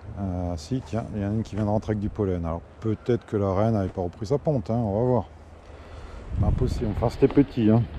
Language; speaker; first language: French; native; French